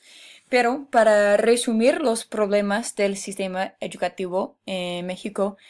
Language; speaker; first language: Spanish; non-native, fluent; English